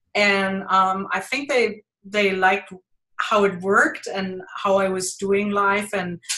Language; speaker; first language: English; non-native, fluent; German